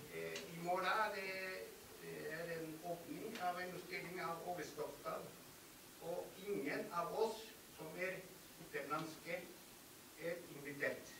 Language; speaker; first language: Norwegian; non-native, learner; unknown